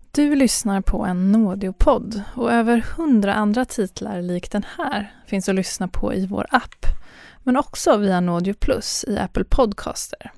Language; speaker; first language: Swedish; native; Swedish